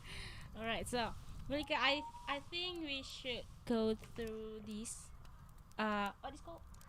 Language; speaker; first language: English; non-native, learner; Indonesian